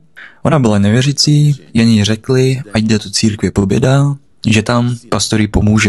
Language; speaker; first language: Czech; non-native, fluent; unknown